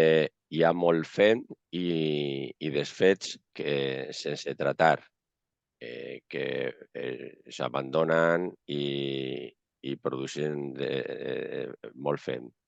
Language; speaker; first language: Catalan; non-native, local second language; Spanish